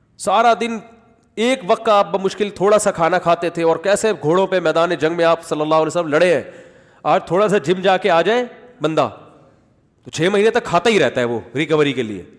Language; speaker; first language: Urdu; native; Urdu